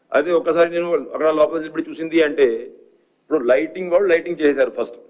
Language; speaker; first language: Telugu; non-native, fluent; Hindi